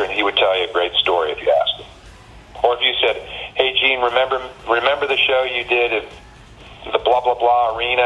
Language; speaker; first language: English; native; English